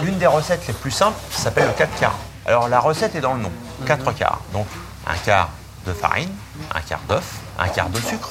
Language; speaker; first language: French; native; French